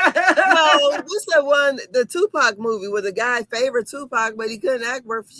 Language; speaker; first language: English; native; English